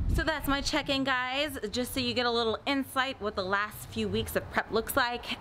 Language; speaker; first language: English; native; English